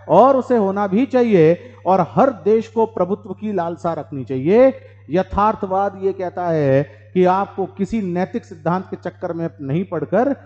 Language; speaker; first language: Hindi; native; Hindi